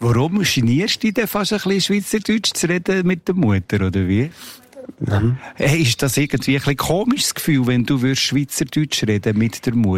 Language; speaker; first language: German; native; German